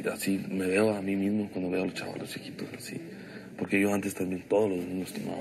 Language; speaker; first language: Spanish; non-native, local second language; Plautdietsch